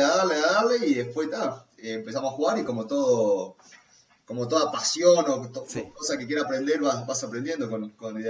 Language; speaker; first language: Spanish; native; Spanish